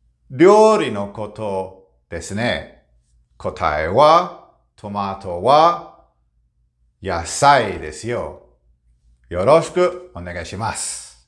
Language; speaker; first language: Japanese; non-native, learner; English